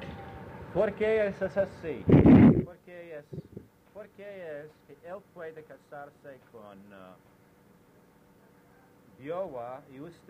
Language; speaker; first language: Spanish; non-native, learner; English